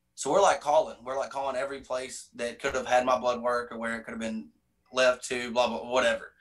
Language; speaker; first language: English; native; English